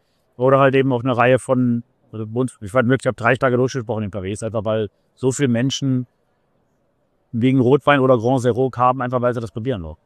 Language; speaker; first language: German; native; German